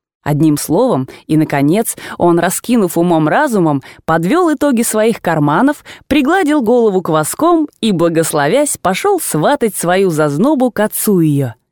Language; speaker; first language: Russian; native; Russian